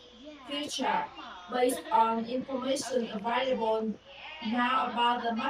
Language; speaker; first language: English; non-native, learner; Vietnamese